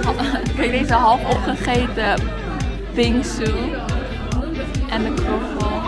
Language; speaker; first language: Dutch; early bilingual, other home language; Chinese